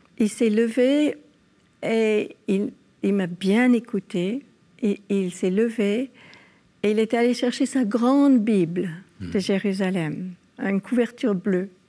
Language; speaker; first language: French; non-native, fluent; English